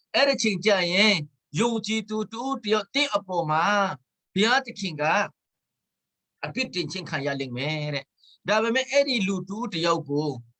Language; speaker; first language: Burmese; non-native, local second language; Hakha Chin